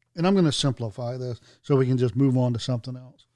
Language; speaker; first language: English; native; English